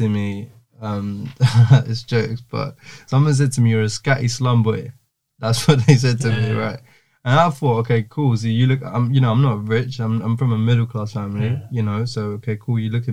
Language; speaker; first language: English; native; English